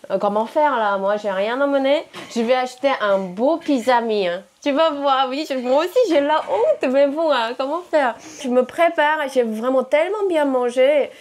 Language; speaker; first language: French; non-native, fluent; Korean